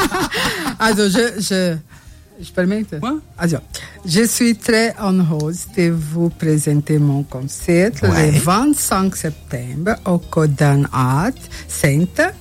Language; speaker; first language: French; non-native, learner; Portuguese